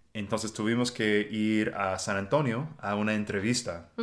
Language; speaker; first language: Spanish; non-native, fluent; English